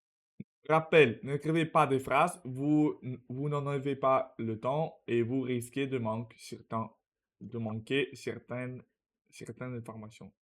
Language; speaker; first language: French; non-native, learner; Russian